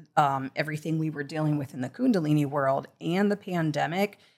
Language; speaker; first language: English; native; English